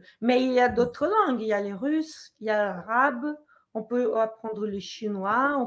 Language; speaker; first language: French; non-native, fluent; Portuguese